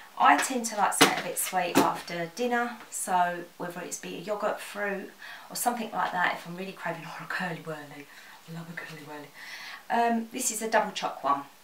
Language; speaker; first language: English; native; English